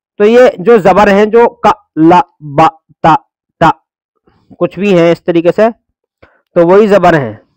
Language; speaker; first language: Hindi; native; Hindi